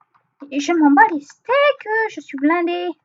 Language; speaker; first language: French; native; French